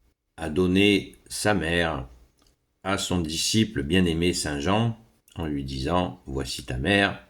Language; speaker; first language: French; native; French